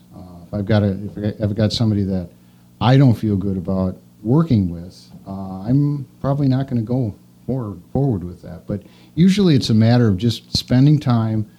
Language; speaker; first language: English; native; English